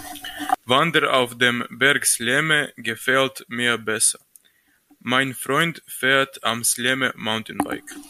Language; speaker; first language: German; non-native, learner; Croatian